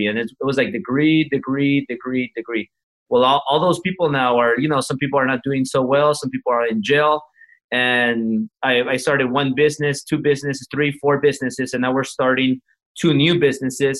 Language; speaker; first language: English; early bilingual, other home language; Spanish